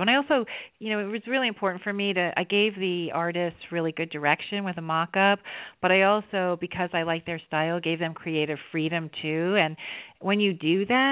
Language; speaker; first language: English; native; English